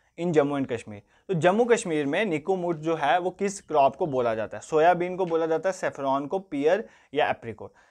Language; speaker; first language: Hindi; non-native, local second language; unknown